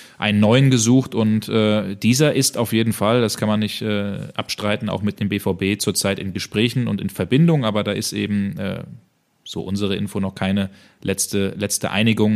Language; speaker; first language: German; native; German